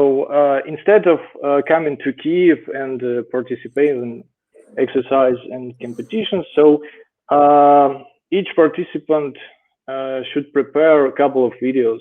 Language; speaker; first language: English; non-native, fluent; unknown